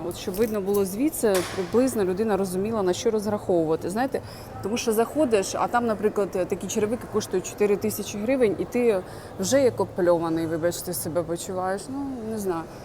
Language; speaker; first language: Ukrainian; native; Ukrainian